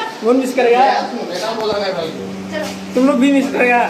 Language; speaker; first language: Hindi; non-native, local second language; Assamese